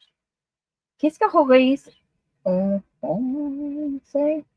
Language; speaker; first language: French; non-native, learner; English